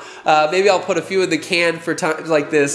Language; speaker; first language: English; native; English